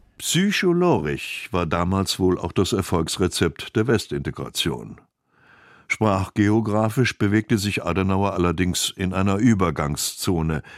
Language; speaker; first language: German; native; German